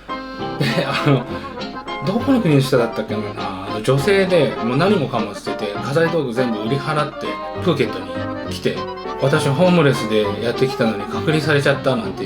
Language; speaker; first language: Japanese; native; Japanese